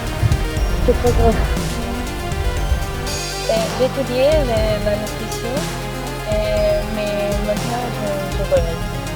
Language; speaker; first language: French; non-native, learner; Portuguese